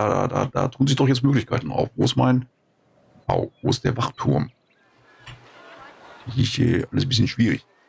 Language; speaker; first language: German; native; German